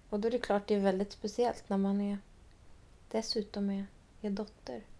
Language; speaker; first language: Swedish; native; Swedish